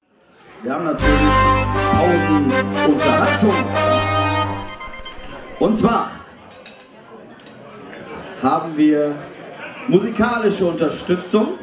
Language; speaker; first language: German; native; German